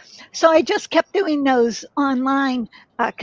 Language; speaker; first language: English; native; English